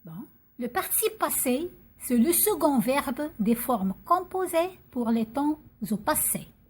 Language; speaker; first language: French; non-native, fluent; Arabic